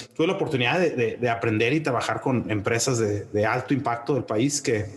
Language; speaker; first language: Spanish; native; Spanish